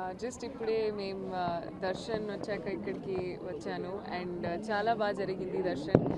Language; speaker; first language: Telugu; non-native, local second language; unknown